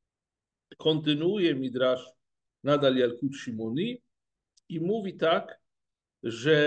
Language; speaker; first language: Polish; non-native, fluent; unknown